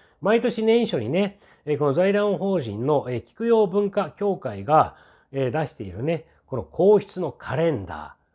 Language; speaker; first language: Japanese; native; Japanese